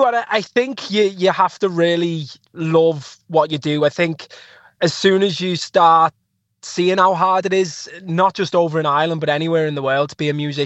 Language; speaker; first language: English; native; English